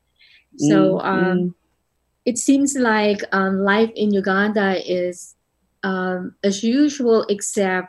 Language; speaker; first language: English; non-native, local second language; Filipino